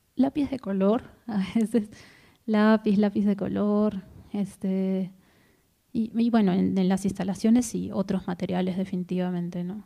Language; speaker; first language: Spanish; native; Spanish